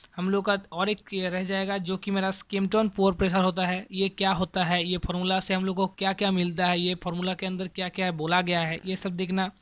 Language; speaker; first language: Hindi; non-native, local second language; Bangla